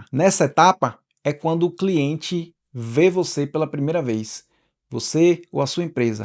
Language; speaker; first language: Portuguese; native; Portuguese